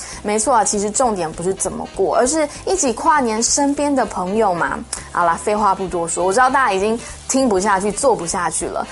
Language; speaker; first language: Chinese; native; Chinese